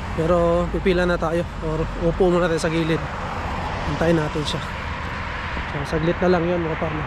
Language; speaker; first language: Filipino; non-native, local second language; Cebuano